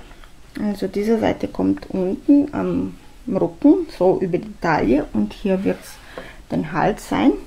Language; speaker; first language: German; non-native, fluent; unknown